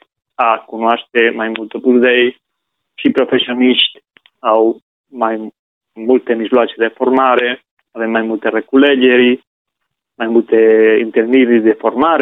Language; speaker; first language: Romanian; non-native, fluent; Spanish